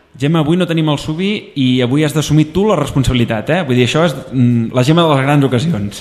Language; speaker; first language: Catalan; native; Catalan